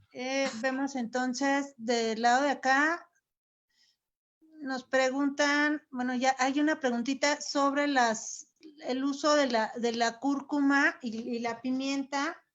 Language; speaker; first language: Spanish; native; Spanish